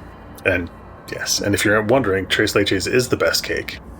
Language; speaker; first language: English; native; English